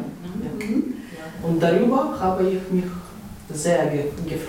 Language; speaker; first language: German; non-native, learner; Ukrainian